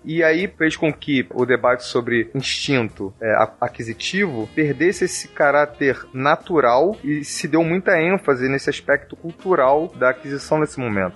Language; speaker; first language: Portuguese; native; Portuguese